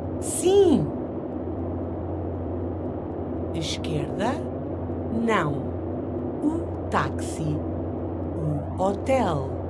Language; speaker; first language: Portuguese; non-native, learner; English